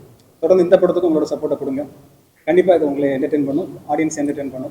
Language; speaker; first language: Tamil; native; Tamil